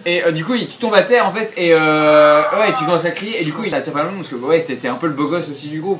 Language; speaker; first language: French; native; French